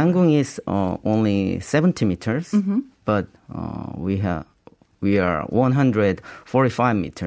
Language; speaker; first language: English; non-native, learner; Korean